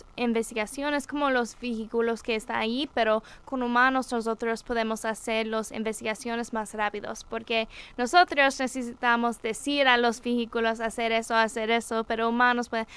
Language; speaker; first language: Spanish; non-native, learner; English